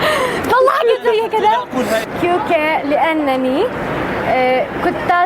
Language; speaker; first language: Arabic; native; Arabic